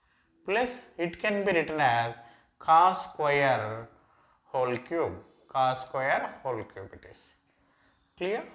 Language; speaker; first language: English; non-native, local second language; Telugu